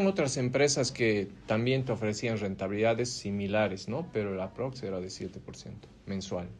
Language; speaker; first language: Spanish; native; Spanish